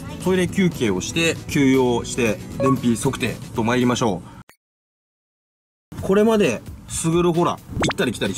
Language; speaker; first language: Japanese; native; Japanese